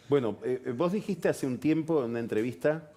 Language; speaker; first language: Spanish; native; Spanish